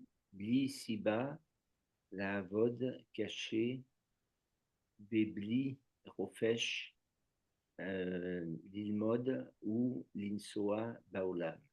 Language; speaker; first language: Hebrew; non-native, learner; French